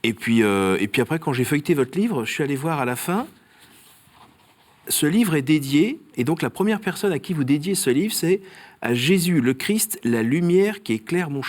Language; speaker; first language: French; native; French